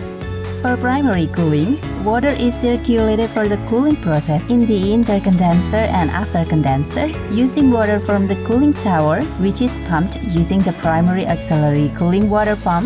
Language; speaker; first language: English; non-native, fluent; Indonesian